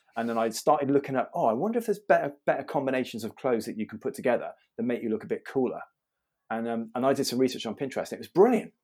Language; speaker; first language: English; native; English